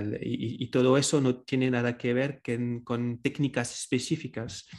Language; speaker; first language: Spanish; non-native, fluent; French